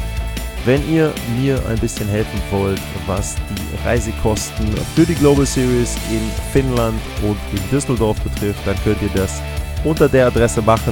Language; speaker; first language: German; native; German